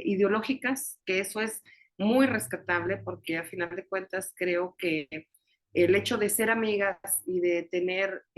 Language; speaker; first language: Spanish; native; Spanish